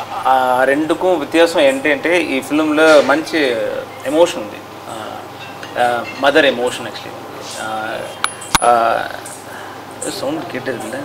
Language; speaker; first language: Telugu; non-native, learner; Tamil